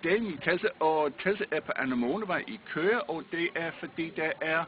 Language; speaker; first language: Danish; native; Danish